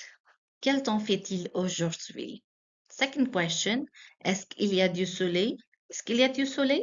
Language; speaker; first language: French; non-native, fluent; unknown